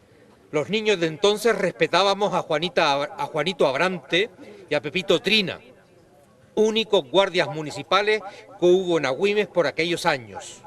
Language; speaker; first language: Spanish; native; Spanish